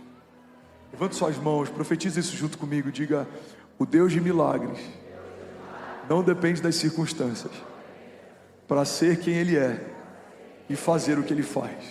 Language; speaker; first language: Portuguese; native; Portuguese